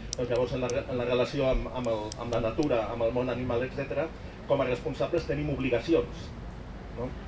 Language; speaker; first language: Catalan; early bilingual, other home language; German